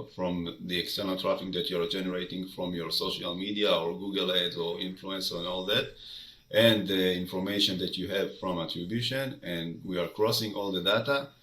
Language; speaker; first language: English; non-native, fluent; Hebrew